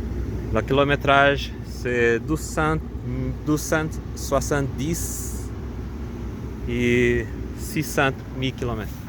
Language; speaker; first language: French; non-native, learner; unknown